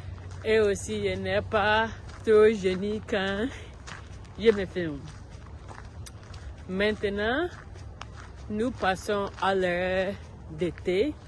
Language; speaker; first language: French; non-native, learner; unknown